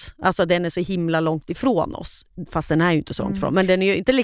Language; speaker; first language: Swedish; native; Swedish